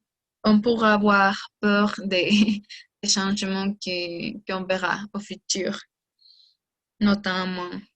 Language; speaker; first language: French; non-native, learner; Spanish